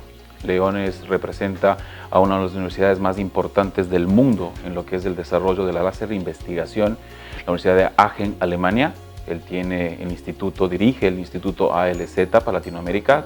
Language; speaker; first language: Spanish; native; Spanish